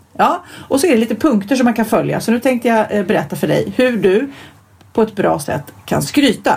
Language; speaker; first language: Swedish; native; Swedish